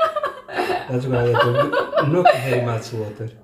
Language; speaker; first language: English; non-native, learner; Greek